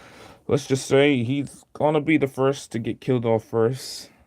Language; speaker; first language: English; native; English